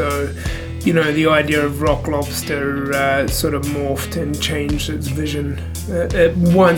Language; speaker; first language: English; native; English